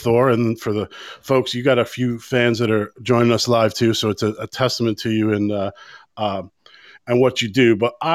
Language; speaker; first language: English; native; English